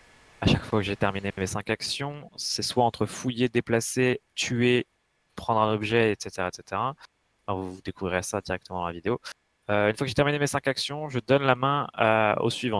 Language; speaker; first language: French; native; French